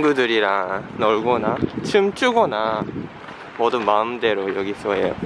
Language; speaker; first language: Korean; non-native, fluent; Japanese